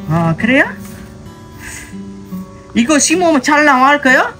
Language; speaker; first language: Korean; non-native, fluent; Sinhala